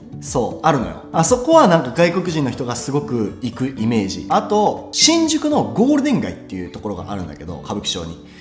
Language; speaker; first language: Japanese; native; Japanese